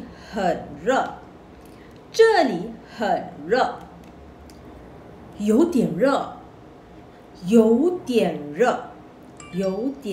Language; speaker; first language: Chinese; non-native, fluent; Malay